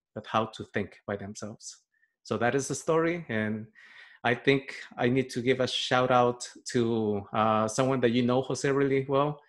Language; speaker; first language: English; non-native, fluent; Spanish